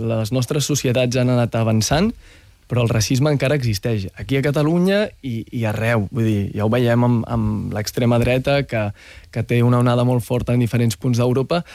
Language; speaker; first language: Catalan; early bilingual, other home language; Arabic